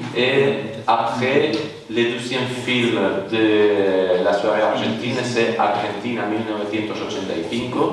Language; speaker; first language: French; non-native, fluent; Spanish